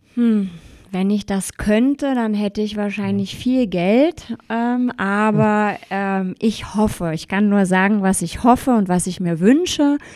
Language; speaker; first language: German; native; German